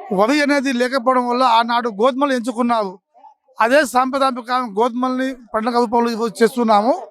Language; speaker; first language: Telugu; non-native, local second language; Lambadi